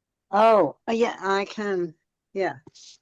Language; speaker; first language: English; native; English